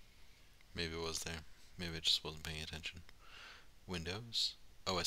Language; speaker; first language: English; native; English